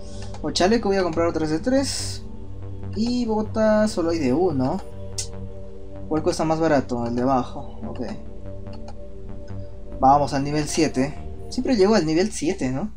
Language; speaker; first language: Spanish; native; Spanish